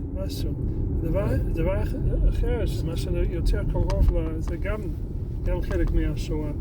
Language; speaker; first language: Hebrew; non-native, fluent; English